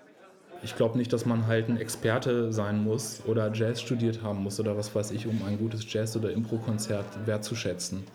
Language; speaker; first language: German; native; German